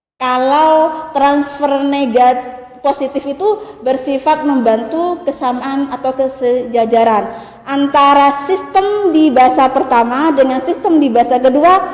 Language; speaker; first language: Indonesian; non-native, local second language; Madurese